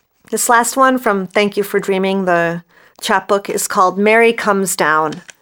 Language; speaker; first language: English; native; English